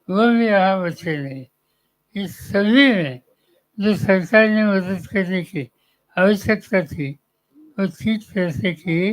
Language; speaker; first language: Hindi; non-native, local second language; Marathi